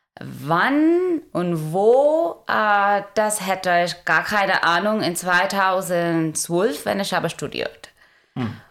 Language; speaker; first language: German; non-native, learner; Hindi